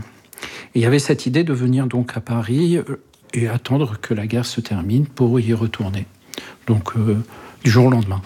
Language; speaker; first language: French; early bilingual, other home language; Arabic